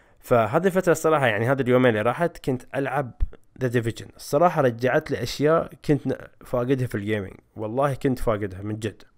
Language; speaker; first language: Arabic; native; Arabic